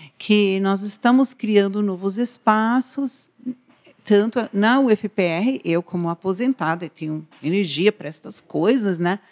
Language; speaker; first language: Portuguese; non-native, fluent; English